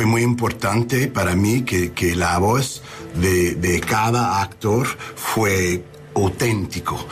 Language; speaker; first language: Spanish; non-native, learner; English